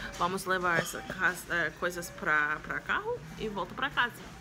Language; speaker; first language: Portuguese; non-native, learner; English